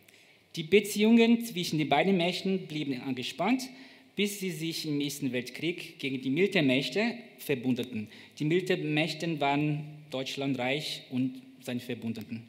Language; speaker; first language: German; non-native, fluent; Portuguese